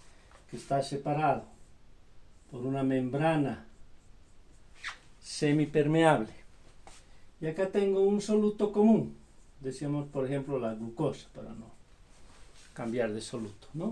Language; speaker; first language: Spanish; native; Spanish